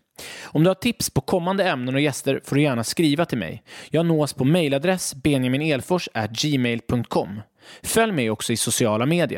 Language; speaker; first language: Swedish; native; Swedish